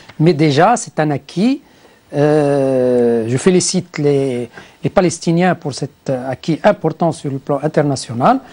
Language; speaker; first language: French; non-native, local second language; Arabic